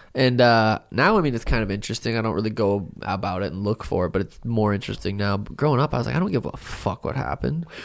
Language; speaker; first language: English; native; English